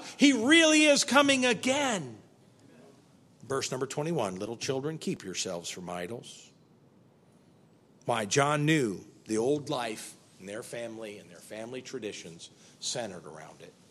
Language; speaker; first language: English; native; English